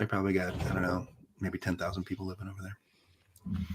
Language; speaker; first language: English; native; English